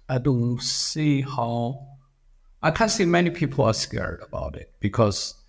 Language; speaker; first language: English; non-native, fluent; Chinese